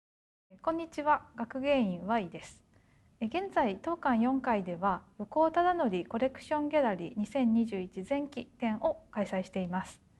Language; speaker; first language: Japanese; native; Japanese